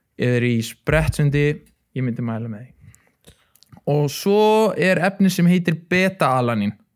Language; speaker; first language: Icelandic; early bilingual, other home language; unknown